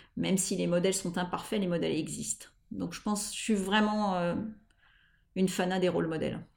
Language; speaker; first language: French; native; French